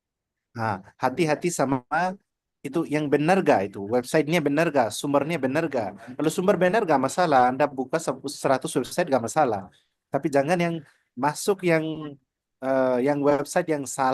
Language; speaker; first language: Indonesian; non-native, learner; Nepali